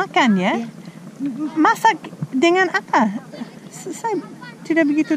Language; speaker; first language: Indonesian; non-native, fluent; English